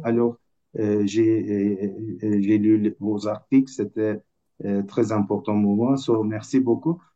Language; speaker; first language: French; non-native, fluent; Turkish